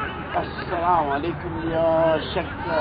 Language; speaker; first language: Arabic; non-native, learner; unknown